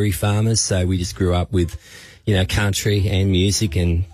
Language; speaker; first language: English; native; English